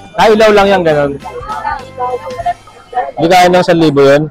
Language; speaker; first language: Filipino; native; Filipino